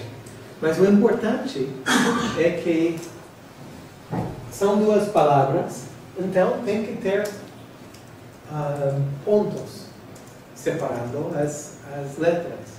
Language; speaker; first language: Portuguese; non-native, fluent; English